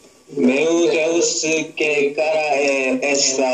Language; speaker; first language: Portuguese; non-native, learner; Korean